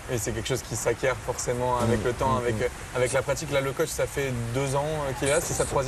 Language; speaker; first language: French; native; French